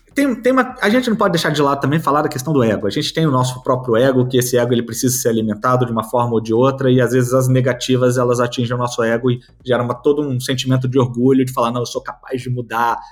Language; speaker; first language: Portuguese; native; Portuguese